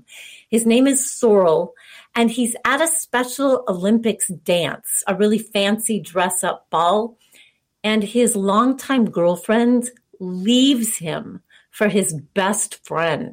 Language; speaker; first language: English; native; English